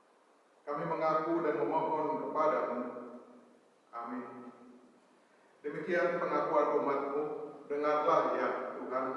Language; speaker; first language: Indonesian; native; Indonesian